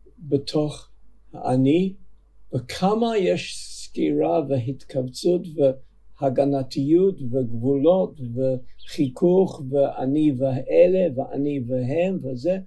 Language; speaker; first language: Hebrew; non-native, fluent; English